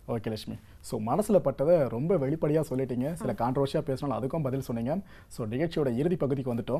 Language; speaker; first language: Tamil; native; Tamil